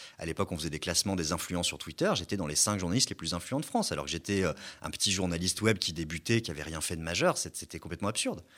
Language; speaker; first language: French; native; French